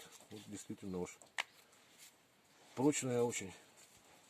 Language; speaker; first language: Russian; native; Russian